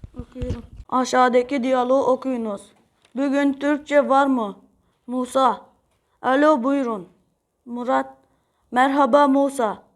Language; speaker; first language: Turkish; non-native, learner; Uzbek